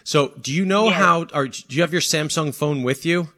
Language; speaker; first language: English; native; English